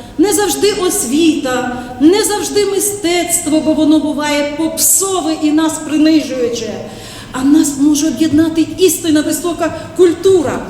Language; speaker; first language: Ukrainian; native; Ukrainian